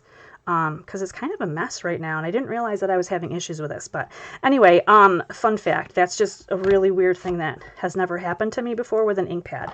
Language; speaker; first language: English; native; English